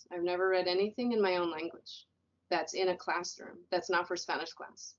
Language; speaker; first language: English; native; English